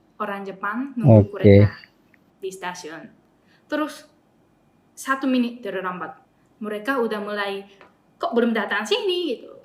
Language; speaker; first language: Indonesian; non-native, fluent; Japanese